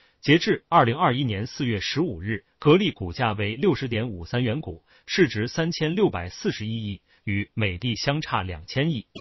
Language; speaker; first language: Chinese; native; Chinese